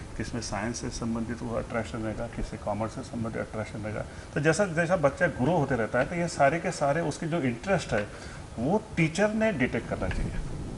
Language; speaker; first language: Hindi; native; Hindi